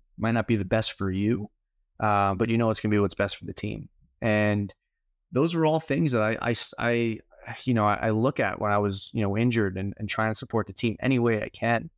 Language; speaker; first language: English; native; English